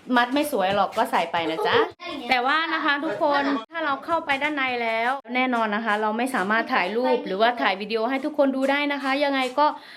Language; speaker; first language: Thai; native; Thai